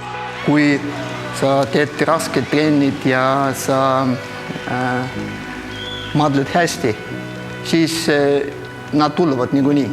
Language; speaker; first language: Estonian; non-native, local second language; Russian